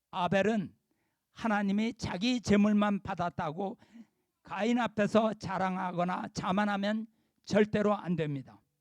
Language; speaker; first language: Korean; native; Korean